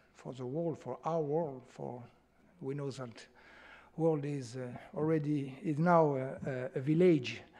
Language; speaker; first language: English; non-native, learner; French